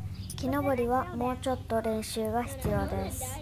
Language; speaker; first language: Japanese; early bilingual, heritage; Japanese